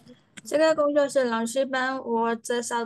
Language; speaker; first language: Chinese; non-native, learner; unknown